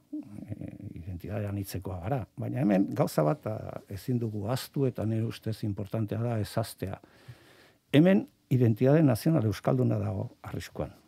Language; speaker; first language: Basque; native; Basque